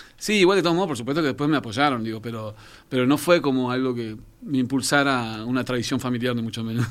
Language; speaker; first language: Spanish; native; Spanish